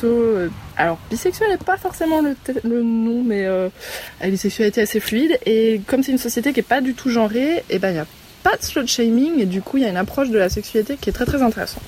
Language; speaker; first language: French; native; French